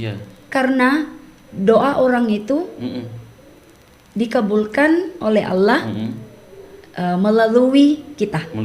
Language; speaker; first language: Indonesian; non-native, learner; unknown